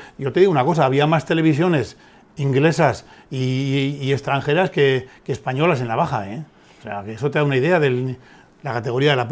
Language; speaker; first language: Spanish; native; Spanish